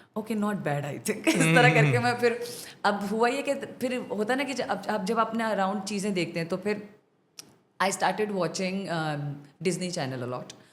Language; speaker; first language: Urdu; non-native, local second language; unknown